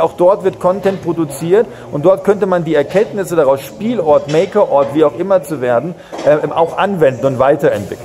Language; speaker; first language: German; native; German